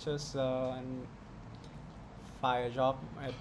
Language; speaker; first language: English; non-native, learner; Vietnamese